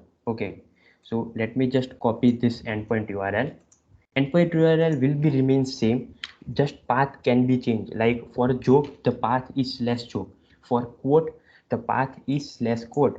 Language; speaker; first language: English; non-native, local second language; Gujarati